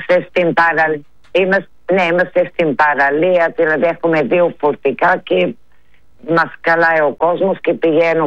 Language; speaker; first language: Greek; early bilingual, heritage; Greek